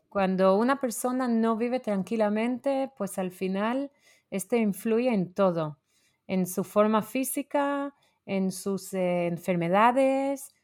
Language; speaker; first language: Spanish; non-native, fluent; Hebrew